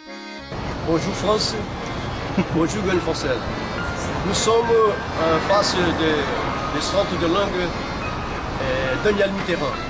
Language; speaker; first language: French; non-native, learner; Portuguese